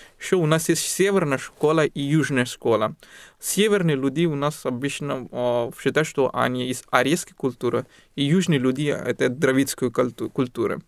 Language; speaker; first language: Russian; non-native, fluent; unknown